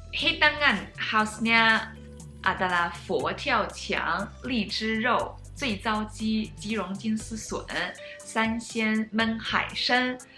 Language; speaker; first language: Indonesian; non-native, fluent; Chinese